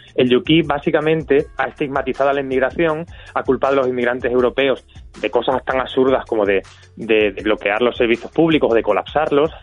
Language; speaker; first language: Spanish; native; Spanish